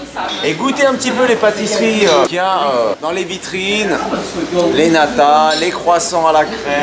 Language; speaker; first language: French; native; French